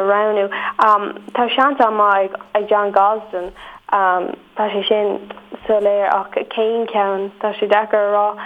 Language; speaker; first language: Irish; non-native, local second language; English